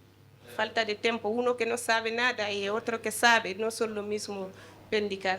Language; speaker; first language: Spanish; non-native, learner; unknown